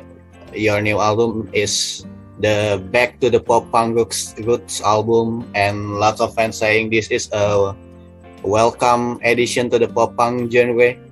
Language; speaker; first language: English; non-native, fluent; Indonesian